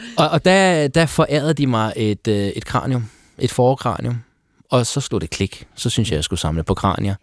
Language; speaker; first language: Danish; early bilingual, other home language; Persian